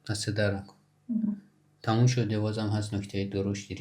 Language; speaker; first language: Persian; native; Persian